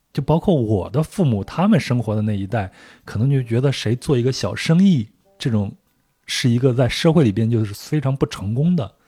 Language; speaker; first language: Chinese; native; Chinese